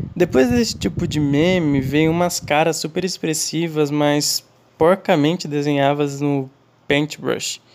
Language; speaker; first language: Portuguese; non-native, fluent; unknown